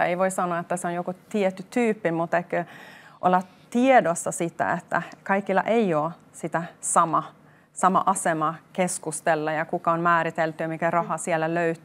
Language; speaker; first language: Finnish; non-native, local second language; Swedish